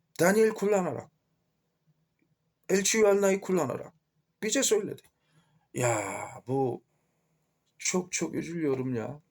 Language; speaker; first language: Turkish; non-native, fluent; Korean